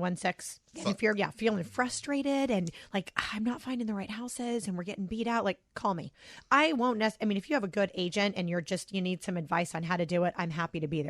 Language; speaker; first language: English; native; English